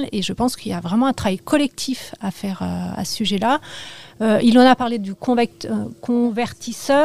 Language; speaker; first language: French; native; French